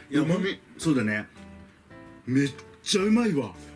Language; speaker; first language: Japanese; native; Japanese